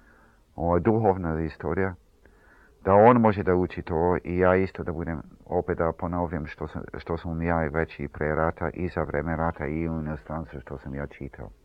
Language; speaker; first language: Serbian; early bilingual, heritage; Serbian